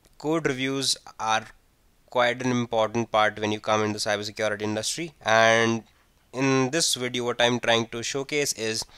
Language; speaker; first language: English; non-native, local second language; Hindi